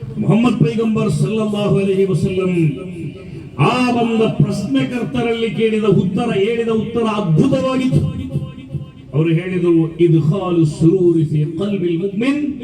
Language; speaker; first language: Kannada; non-native, local second language; Badaga